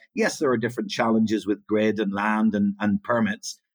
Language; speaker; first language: English; native; English